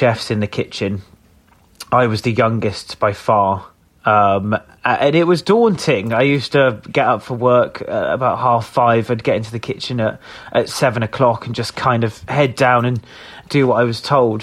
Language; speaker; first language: English; native; English